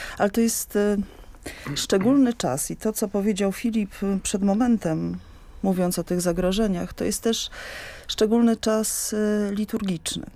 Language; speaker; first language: Polish; native; Polish